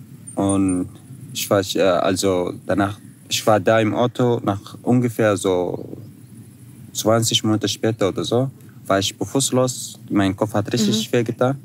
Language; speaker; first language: German; non-native, fluent; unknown